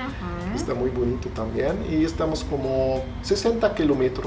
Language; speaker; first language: Spanish; non-native, fluent; German